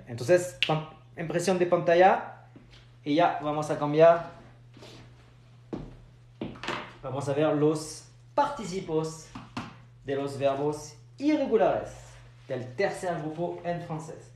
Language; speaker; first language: Spanish; non-native, fluent; French